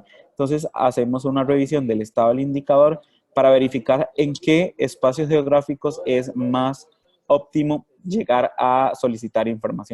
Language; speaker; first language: Spanish; native; Spanish